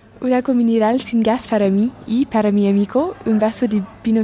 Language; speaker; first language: Spanish; non-native, fluent; English